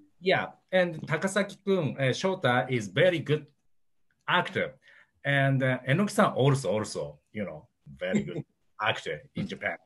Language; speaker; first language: English; non-native, learner; Japanese